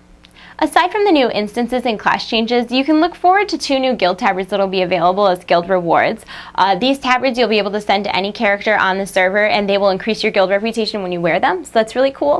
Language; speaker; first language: English; native; English